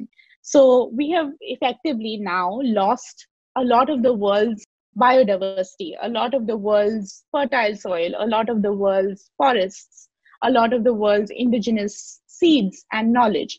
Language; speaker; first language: English; non-native, local second language; Hindi